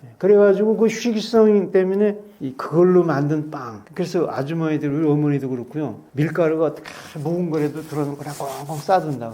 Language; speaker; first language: Korean; native; Korean